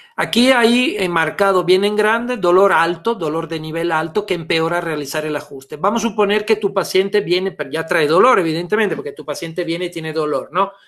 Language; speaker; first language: Spanish; non-native, fluent; Italian